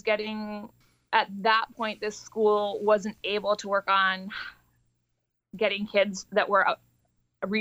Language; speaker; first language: English; native; English